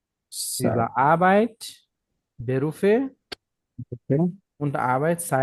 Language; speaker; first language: German; non-native, fluent; Bangla